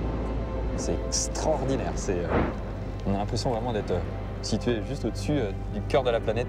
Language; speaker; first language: French; native; French